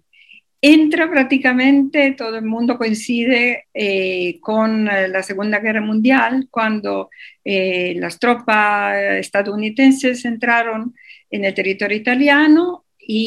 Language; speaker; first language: Spanish; non-native, fluent; Italian